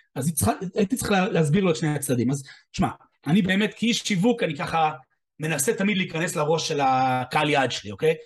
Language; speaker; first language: Hebrew; non-native, fluent; English